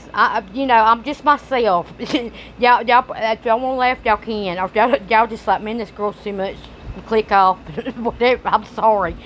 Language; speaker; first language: English; native; English